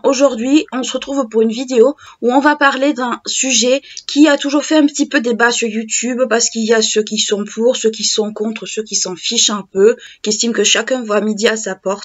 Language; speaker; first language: French; native; French